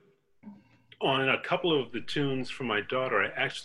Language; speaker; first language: English; native; English